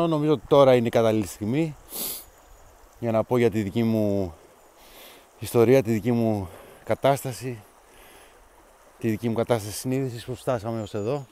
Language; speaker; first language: Greek; native; Greek